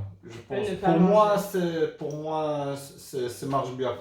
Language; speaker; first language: French; non-native, learner; Hebrew